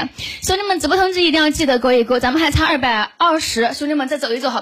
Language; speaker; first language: Chinese; native; Chinese